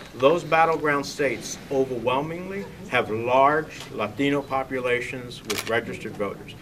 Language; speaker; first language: English; early bilingual, other home language; Spanish